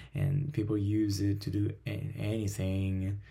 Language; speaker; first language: English; non-native, fluent; Min Nan Chinese